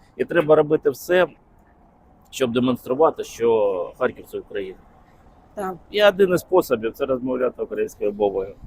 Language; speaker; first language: Ukrainian; non-native, local second language; Russian